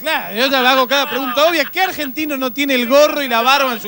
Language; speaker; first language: Spanish; native; Spanish